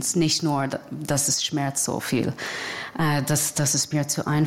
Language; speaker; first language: German; non-native, fluent; English